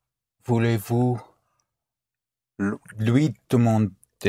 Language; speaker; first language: French; non-native, learner; English